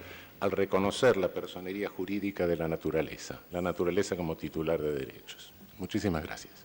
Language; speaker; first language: Spanish; native; Spanish